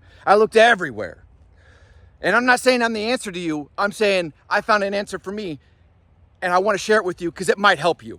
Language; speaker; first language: English; native; English